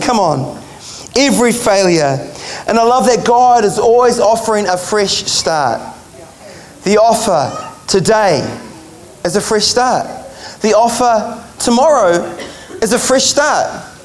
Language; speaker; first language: English; native; English